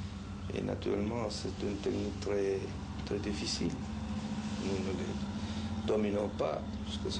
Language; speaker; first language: French; non-native, fluent; Spanish